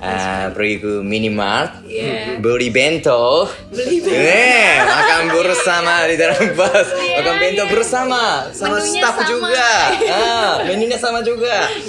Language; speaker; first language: Indonesian; non-native, learner; Japanese